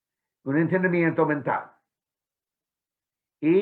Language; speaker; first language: Spanish; non-native, fluent; English